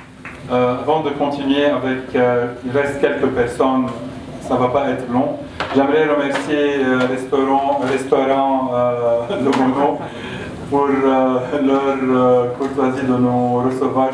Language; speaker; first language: French; non-native, local second language; Arabic